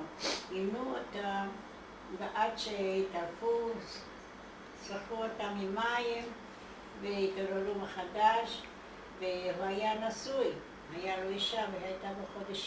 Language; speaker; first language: Hebrew; non-native, fluent; Hungarian